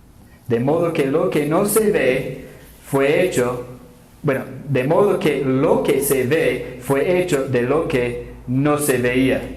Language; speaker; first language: Spanish; non-native, fluent; English